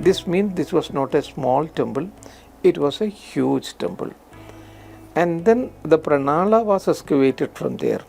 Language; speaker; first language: English; non-native, local second language; Malayalam